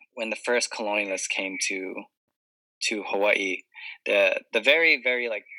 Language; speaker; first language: English; native; English